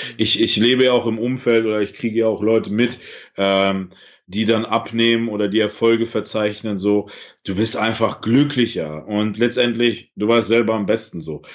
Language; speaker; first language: German; early bilingual, other home language; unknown